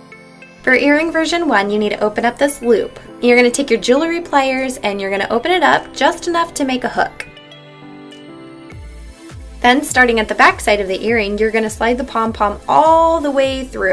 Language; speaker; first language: English; native; English